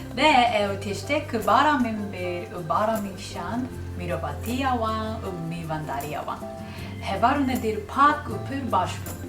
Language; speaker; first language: Kurdish; non-native, learner; Japanese